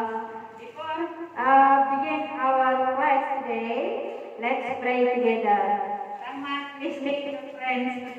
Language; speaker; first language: English; non-native, learner; Indonesian